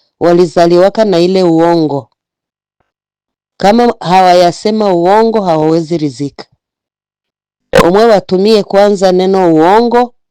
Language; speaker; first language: Swahili; native; Swahili